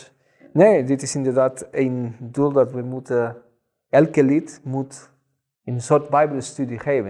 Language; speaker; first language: Dutch; non-native, fluent; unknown